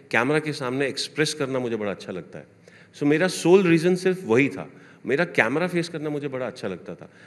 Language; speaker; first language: Hindi; native; Hindi